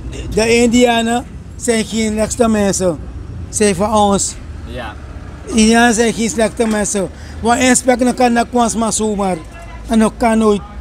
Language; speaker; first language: Dutch; non-native, local second language; Sranan Tongo